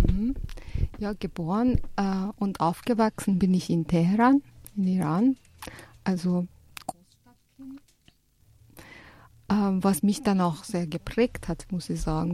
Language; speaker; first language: German; non-native, fluent; Persian